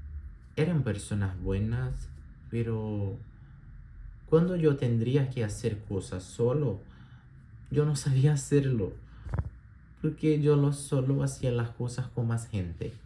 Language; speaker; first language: Spanish; non-native, learner; Portuguese